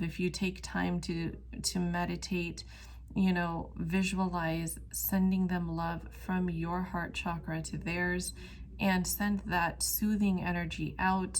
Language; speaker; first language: English; native; English